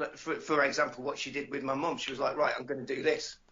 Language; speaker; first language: English; native; English